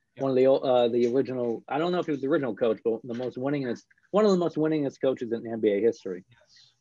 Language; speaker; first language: English; native; English